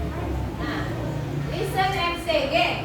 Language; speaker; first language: English; non-native, learner; Indonesian